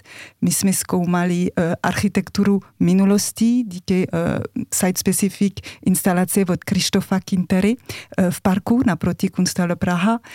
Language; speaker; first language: Czech; non-native, fluent; French